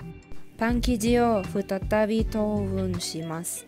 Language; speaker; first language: Japanese; non-native, learner; Spanish